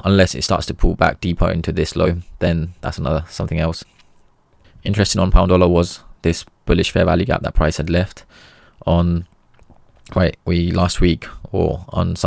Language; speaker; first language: English; native; English